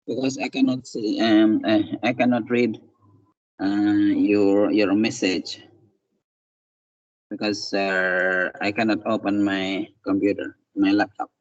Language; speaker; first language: English; non-native, fluent; Indonesian